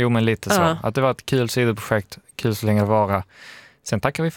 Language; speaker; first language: Swedish; native; Swedish